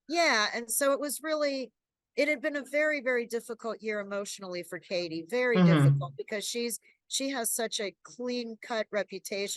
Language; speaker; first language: English; native; English